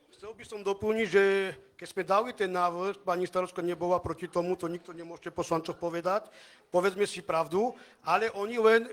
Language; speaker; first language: Slovak; non-native, local second language; Romany